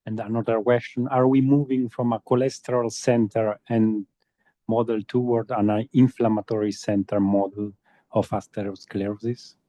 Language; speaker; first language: English; non-native, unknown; Italian